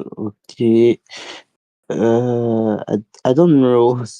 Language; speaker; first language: English; non-native, learner; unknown